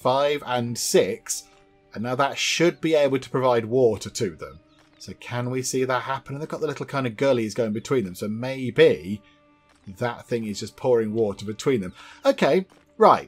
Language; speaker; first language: English; native; English